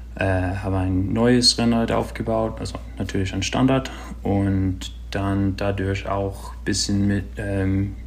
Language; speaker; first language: German; early bilingual, other home language; English